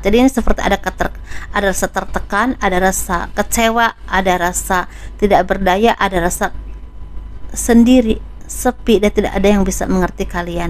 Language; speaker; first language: Indonesian; native; Indonesian